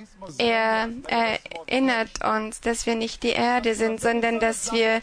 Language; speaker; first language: German; non-native, fluent; Croatian